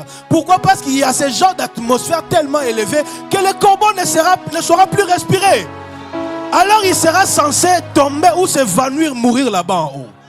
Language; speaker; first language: French; non-native, local second language; Lingala